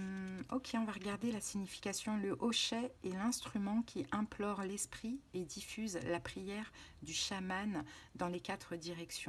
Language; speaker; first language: French; native; French